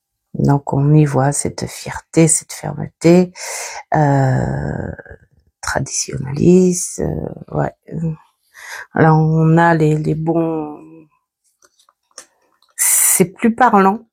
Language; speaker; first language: French; native; French